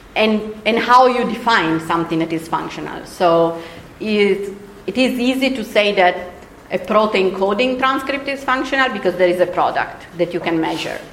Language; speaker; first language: English; non-native, fluent; Italian